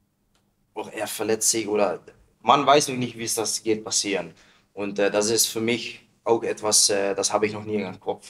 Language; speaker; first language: German; non-native, learner; Dutch